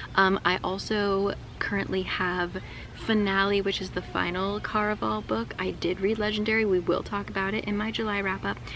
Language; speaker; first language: English; native; English